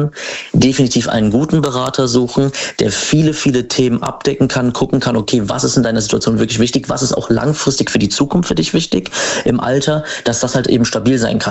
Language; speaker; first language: German; native; German